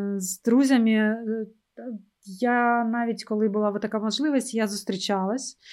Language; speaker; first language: Ukrainian; non-native, local second language; Russian